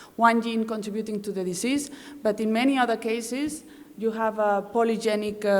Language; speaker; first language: English; non-native, fluent; Spanish